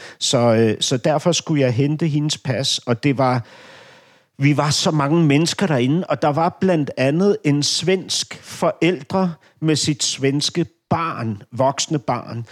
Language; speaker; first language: Danish; native; Danish